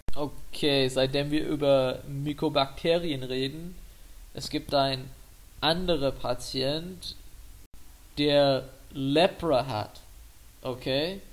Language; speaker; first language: German; non-native, fluent; English